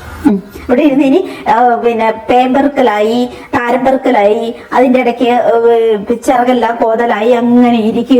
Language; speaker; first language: Malayalam; native; Malayalam